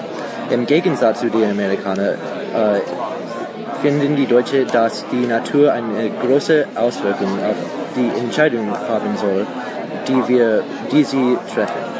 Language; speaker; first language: German; non-native, learner; English